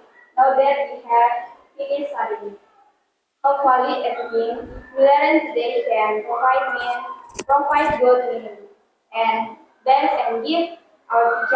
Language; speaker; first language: English; non-native, learner; Indonesian